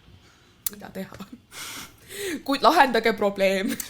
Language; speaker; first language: Estonian; native; Estonian